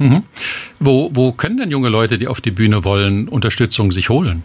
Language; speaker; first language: German; native; German